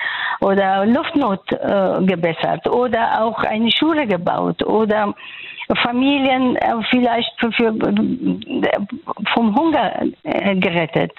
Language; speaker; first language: German; non-native, fluent; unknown